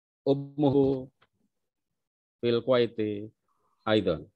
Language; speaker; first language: Arabic; non-native, learner; Indonesian